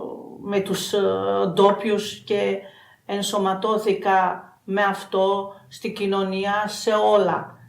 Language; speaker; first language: Greek; non-native, fluent; Albanian